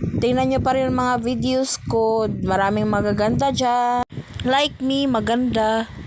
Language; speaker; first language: Filipino; non-native, local second language; Cebuano